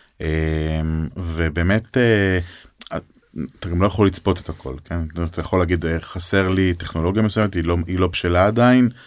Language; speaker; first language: Hebrew; native; Hebrew